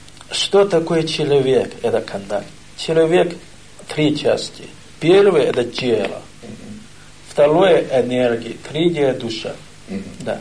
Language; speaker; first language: Russian; non-native, learner; Chinese